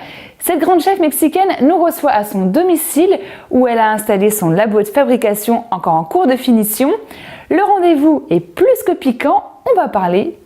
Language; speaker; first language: French; native; French